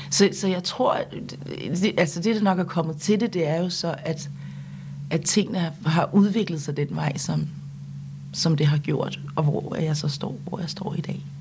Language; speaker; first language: Danish; early bilingual, other home language; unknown